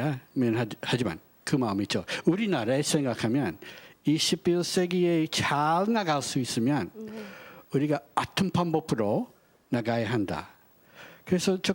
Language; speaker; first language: Korean; non-native, fluent; English